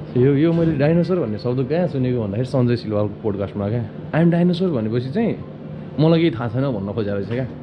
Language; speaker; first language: Nepali; native; Nepali